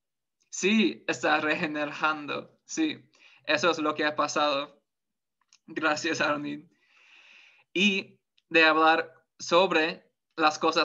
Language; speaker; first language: Spanish; non-native, fluent; English